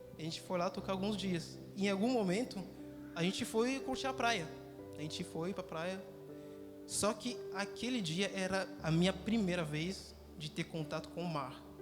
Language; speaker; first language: Portuguese; non-native, fluent; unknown